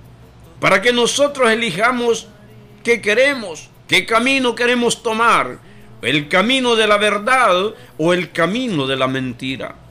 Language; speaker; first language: Spanish; native; Spanish